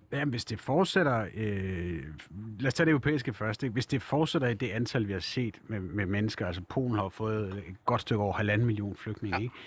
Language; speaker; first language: Danish; native; Danish